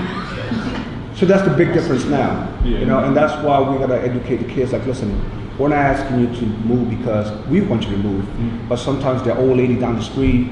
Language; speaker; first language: English; native; English